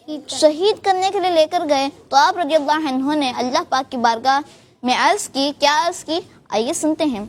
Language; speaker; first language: Urdu; native; Urdu